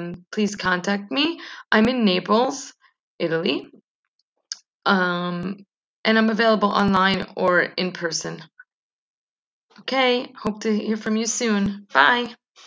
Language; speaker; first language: English; native; English